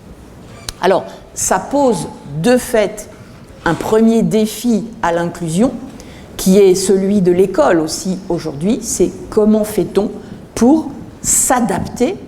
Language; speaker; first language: French; native; French